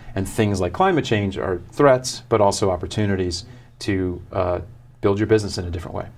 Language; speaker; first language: English; native; English